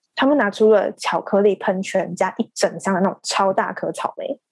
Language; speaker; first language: Chinese; native; Chinese